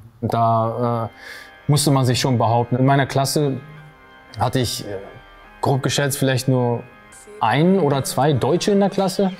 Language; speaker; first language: German; early bilingual, other home language; Armenian